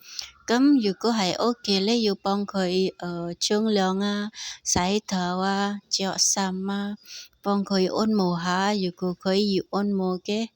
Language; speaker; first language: Cantonese; non-native, learner; Indonesian